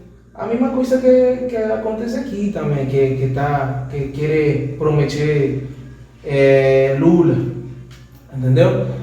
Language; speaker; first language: Portuguese; non-native, fluent; Spanish